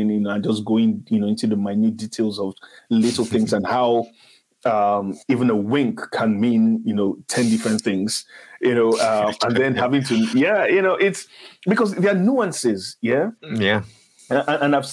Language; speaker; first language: English; non-native, local second language; Igbo